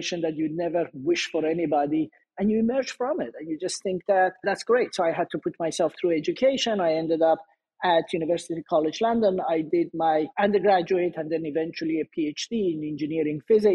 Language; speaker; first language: English; non-native, fluent; Persian